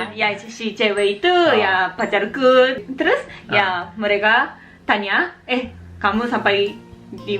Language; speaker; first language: Indonesian; non-native, learner; Japanese